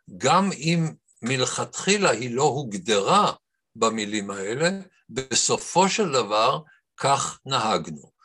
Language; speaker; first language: Hebrew; native; Hebrew